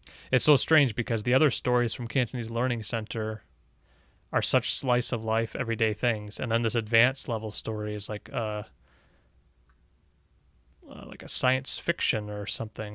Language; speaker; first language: English; native; English